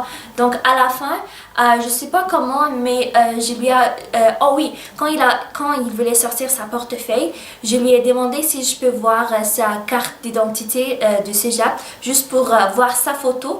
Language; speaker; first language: French; early bilingual, other home language; Arabic